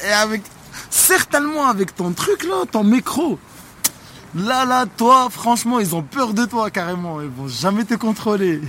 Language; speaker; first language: French; non-native, local second language; Arabic